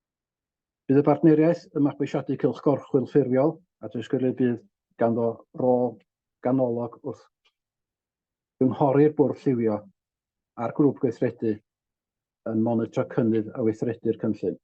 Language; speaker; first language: Welsh; native; Welsh